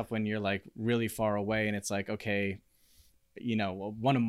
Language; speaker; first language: English; native; English